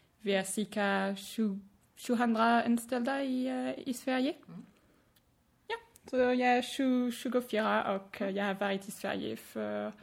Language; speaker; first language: Swedish; non-native, learner; French